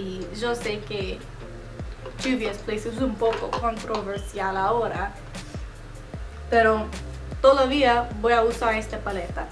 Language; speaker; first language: Spanish; non-native, learner; English